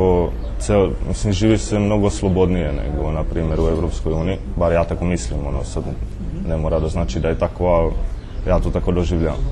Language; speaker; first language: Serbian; non-native, fluent; Czech